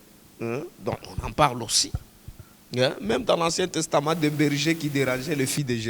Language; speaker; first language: French; non-native, local second language; Swahili